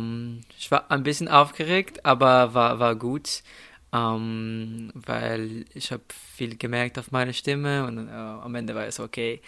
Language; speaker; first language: German; non-native, fluent; Slovenian